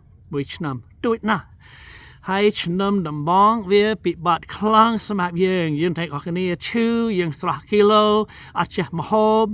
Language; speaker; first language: Khmer; non-native, fluent; English